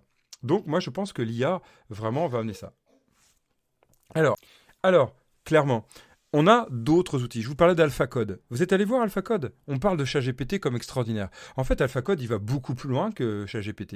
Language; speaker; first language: French; native; French